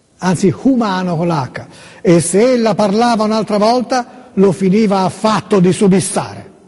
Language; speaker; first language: Italian; native; Italian